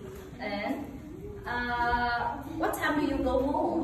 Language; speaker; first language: English; non-native, fluent; Vietnamese